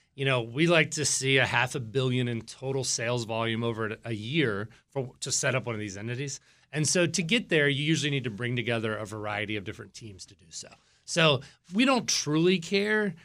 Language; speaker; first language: English; native; English